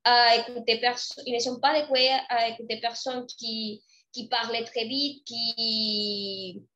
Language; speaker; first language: French; non-native, fluent; Spanish